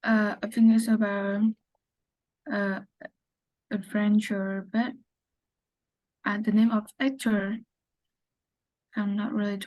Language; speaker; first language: English; non-native, learner; Vietnamese